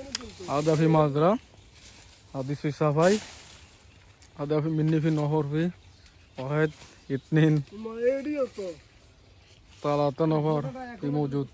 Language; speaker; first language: Arabic; non-native, learner; Bangla